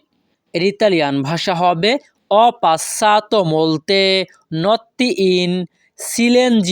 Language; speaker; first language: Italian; non-native, fluent; Bangla